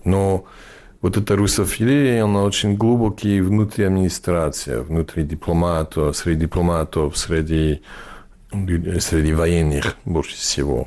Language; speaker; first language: Russian; non-native, fluent; English